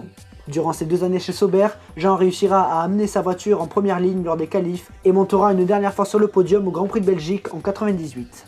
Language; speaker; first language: French; native; French